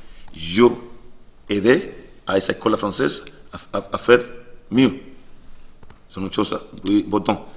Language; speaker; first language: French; non-native, learner; Spanish